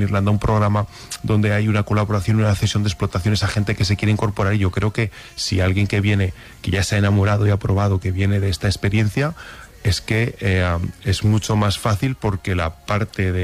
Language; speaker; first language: Spanish; native; Spanish